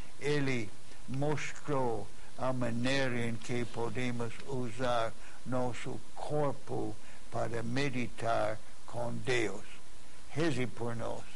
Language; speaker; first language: Portuguese; non-native, fluent; English